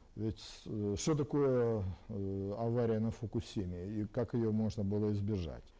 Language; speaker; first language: Russian; native; Russian